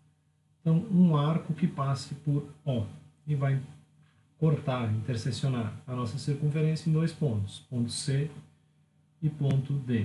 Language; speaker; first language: Portuguese; native; Portuguese